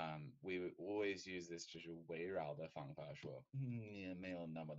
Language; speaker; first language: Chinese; non-native, fluent; English